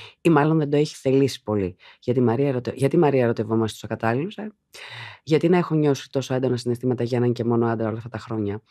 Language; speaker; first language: Greek; native; Greek